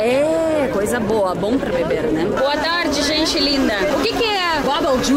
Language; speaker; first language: Portuguese; non-native, fluent; Russian